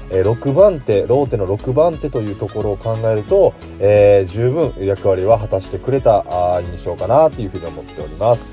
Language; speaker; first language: Japanese; native; Japanese